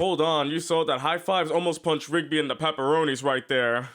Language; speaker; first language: English; native; English